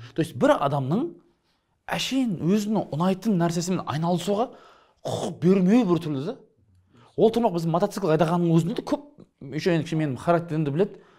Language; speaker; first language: Kazakh; native; Kazakh